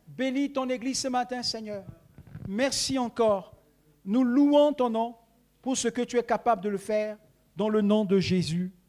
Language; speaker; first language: French; non-native, local second language; Sango